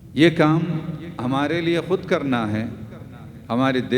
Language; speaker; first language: Hindi; non-native, local second language; Malayalam